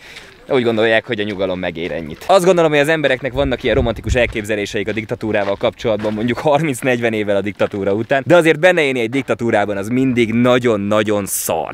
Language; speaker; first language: Hungarian; native; Hungarian